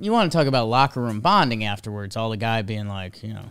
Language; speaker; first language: English; native; English